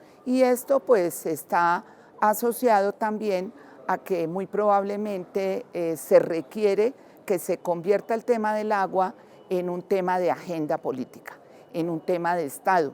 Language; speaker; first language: Spanish; native; Spanish